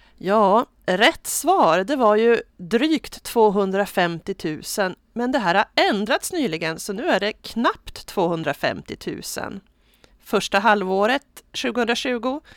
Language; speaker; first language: Swedish; native; Swedish